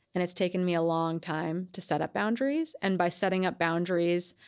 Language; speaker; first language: English; native; English